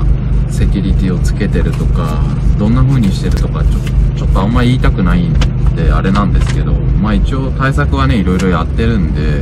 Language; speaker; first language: Japanese; native; Japanese